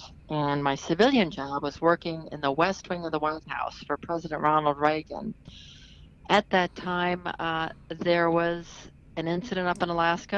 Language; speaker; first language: English; native; English